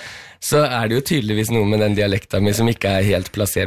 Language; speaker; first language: Norwegian; early bilingual, heritage; Norwegian